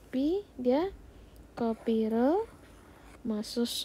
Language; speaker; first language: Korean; non-native, fluent; Indonesian